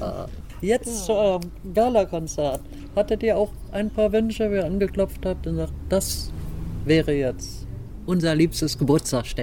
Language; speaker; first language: German; native; German